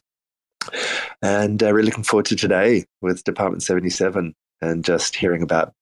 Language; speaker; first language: English; native; English